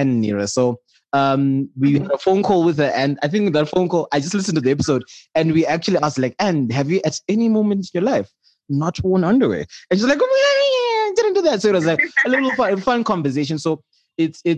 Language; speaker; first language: English; non-native, local second language; Shona